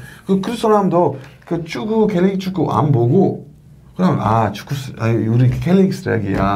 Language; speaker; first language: Korean; non-native, learner; English